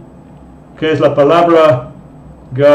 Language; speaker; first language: Spanish; non-native, fluent; English